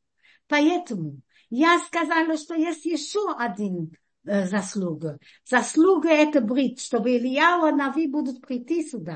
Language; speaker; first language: Russian; non-native, fluent; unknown